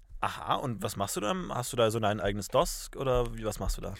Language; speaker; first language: German; native; German